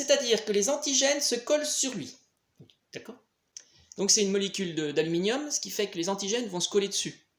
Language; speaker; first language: French; native; French